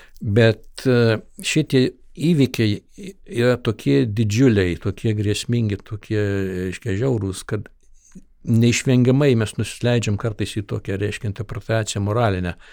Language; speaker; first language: Lithuanian; early bilingual, heritage; Lithuanian